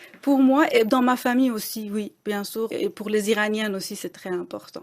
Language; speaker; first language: French; non-native, fluent; Persian